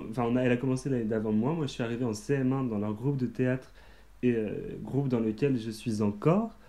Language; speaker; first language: French; native; French